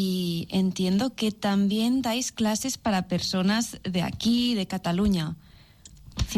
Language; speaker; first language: Spanish; non-native, local second language; Catalan